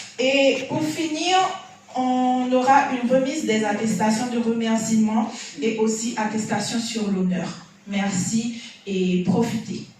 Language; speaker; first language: French; non-native, local second language; Haitian Creole